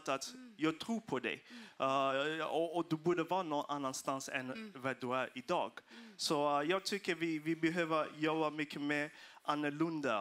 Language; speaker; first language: Swedish; non-native, fluent; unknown